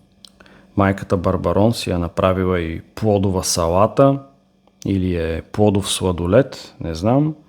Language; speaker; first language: Bulgarian; native; Bulgarian